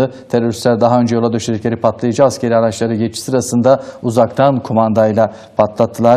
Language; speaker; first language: Turkish; native; Turkish